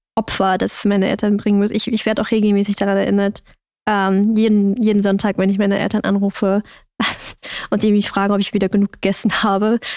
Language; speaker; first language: German; early bilingual, other home language; Vietnamese